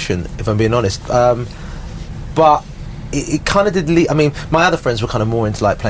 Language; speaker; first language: English; native; English